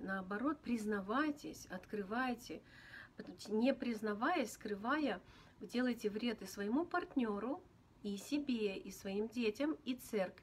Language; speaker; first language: Russian; native; Russian